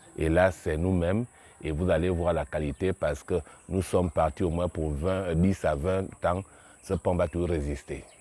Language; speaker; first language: French; native; French